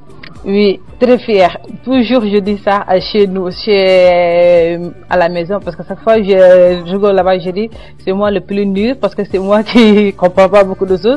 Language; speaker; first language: French; non-native, learner; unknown